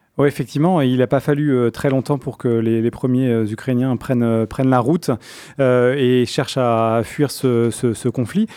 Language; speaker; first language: French; native; French